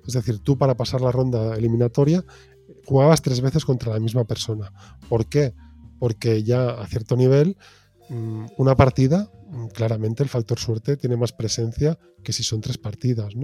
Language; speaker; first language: Spanish; native; Spanish